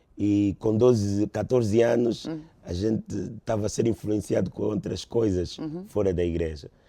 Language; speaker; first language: Portuguese; native; Portuguese